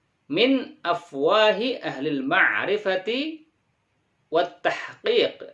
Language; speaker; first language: Arabic; non-native, fluent; Indonesian